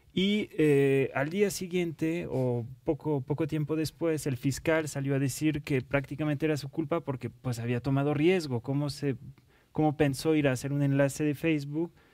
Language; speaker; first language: Spanish; non-native, fluent; French